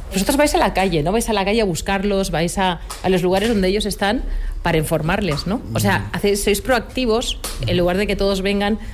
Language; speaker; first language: Spanish; native; Spanish